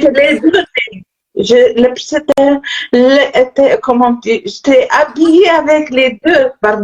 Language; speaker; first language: French; non-native, local second language; Arabic